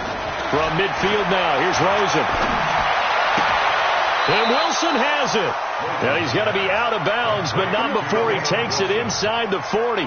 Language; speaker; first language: English; native; English